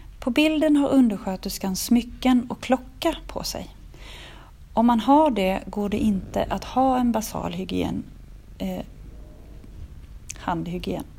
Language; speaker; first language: Swedish; native; Swedish